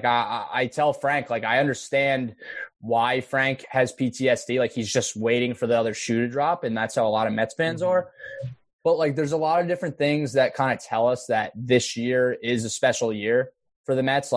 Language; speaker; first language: English; native; English